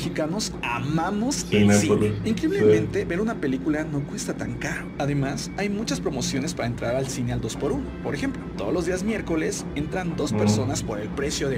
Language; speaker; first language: Spanish; native; Spanish